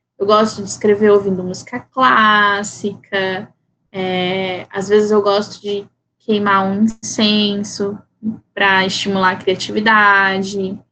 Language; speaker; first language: Portuguese; native; Portuguese